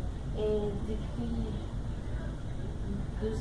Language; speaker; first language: French; non-native, learner; Spanish